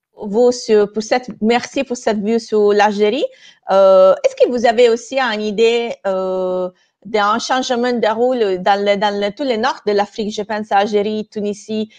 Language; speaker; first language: French; non-native, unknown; Italian